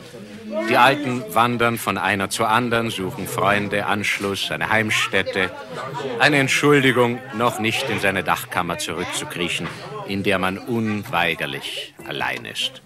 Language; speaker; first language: German; native; German